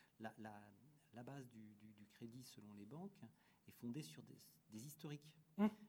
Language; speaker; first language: French; native; French